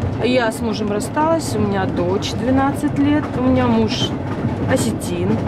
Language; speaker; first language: Russian; native; Russian